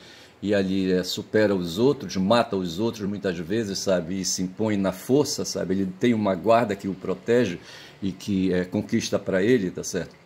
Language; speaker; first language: Portuguese; native; Portuguese